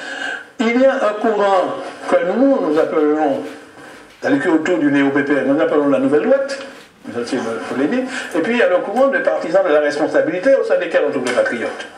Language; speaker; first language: French; native; French